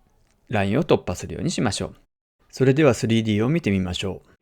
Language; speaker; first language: Japanese; native; Japanese